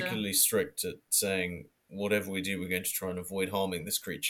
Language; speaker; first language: English; native; English